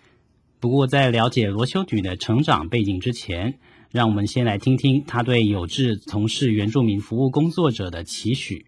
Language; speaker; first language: Chinese; native; Chinese